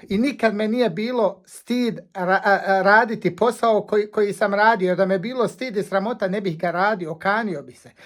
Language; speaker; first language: Bosnian; native; Bosnian